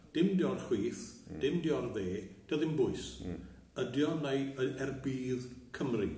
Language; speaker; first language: Welsh; native; Welsh